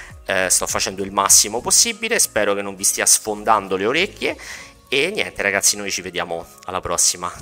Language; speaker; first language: Italian; native; Italian